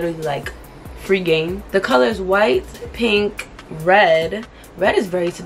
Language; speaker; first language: English; native; English